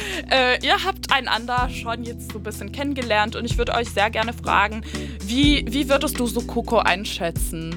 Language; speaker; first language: German; non-native, fluent; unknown